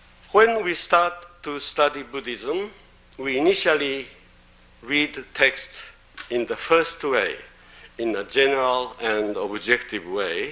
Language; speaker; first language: English; non-native, fluent; Japanese